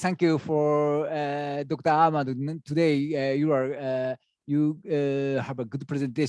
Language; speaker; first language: English; non-native, learner; Japanese